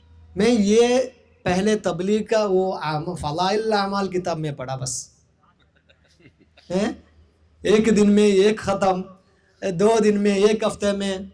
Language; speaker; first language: Hindi; non-native, local second language; Malayalam